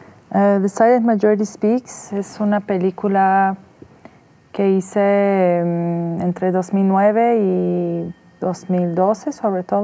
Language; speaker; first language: Spanish; non-native, fluent; Persian